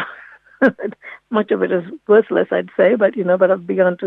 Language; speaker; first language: English; native; English